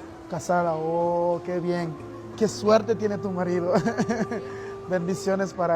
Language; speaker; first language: Spanish; non-native, learner; Haitian Creole